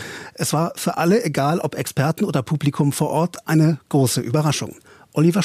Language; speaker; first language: German; native; German